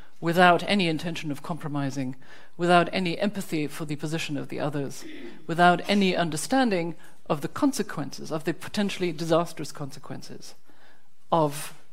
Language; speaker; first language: English; non-native, fluent; German